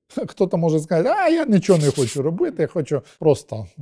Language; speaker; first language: Ukrainian; non-native, local second language; Russian